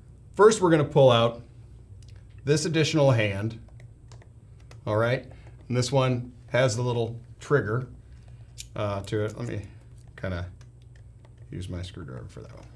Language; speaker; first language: English; native; English